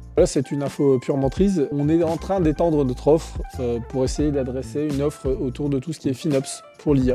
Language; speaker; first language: French; native; French